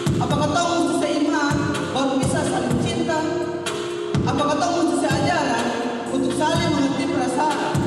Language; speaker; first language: Indonesian; native; Indonesian